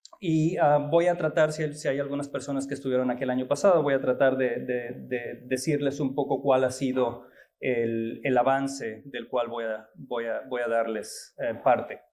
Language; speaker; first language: Spanish; native; Spanish